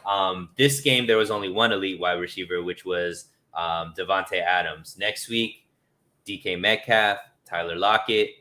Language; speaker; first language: English; native; English